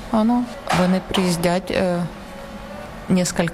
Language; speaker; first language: Czech; non-native, learner; Ukrainian